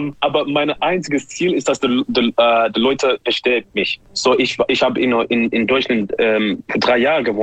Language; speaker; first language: German; non-native, learner; English